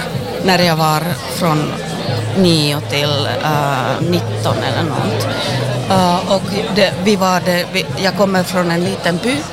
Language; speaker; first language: Swedish; non-native, local second language; Finnish